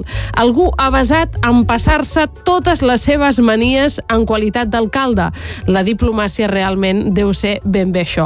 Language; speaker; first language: Catalan; native; Catalan